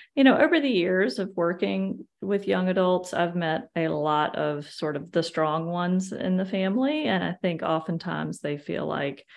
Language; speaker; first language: English; native; English